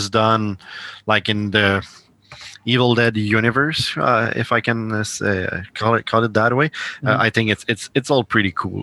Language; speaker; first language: English; native; English